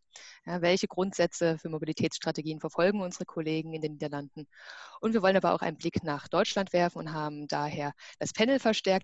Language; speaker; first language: German; native; German